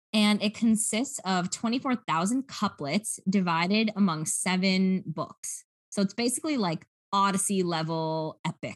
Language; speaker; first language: English; native; English